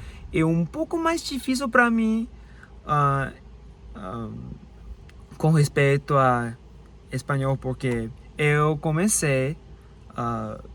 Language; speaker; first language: Portuguese; non-native, learner; English